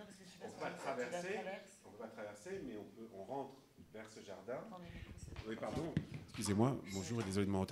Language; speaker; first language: French; native; French